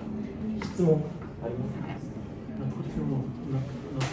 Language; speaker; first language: Japanese; non-native, learner; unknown